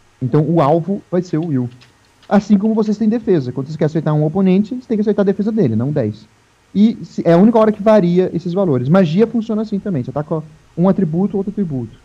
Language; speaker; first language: Portuguese; native; Portuguese